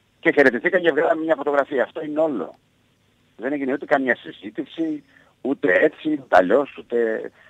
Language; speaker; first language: Greek; native; Greek